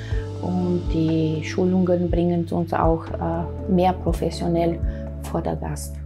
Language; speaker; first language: German; non-native, fluent; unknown